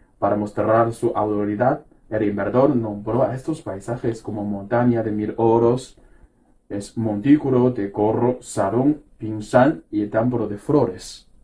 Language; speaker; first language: Spanish; non-native, fluent; Chinese